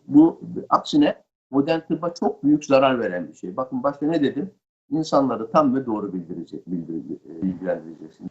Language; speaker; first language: Turkish; native; Turkish